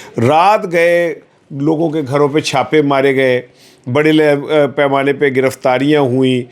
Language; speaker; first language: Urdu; non-native, local second language; Punjabi